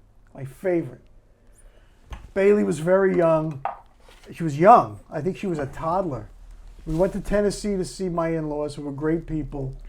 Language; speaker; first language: English; native; English